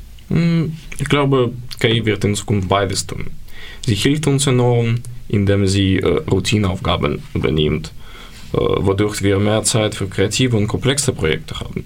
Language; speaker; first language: German; non-native, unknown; Ukrainian